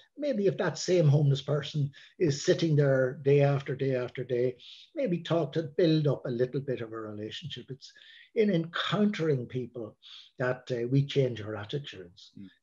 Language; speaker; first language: English; native; English